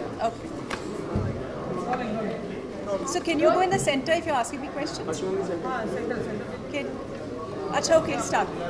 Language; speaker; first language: English; non-native, local second language; Hindi